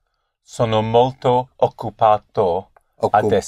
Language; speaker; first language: Italian; non-native, learner; English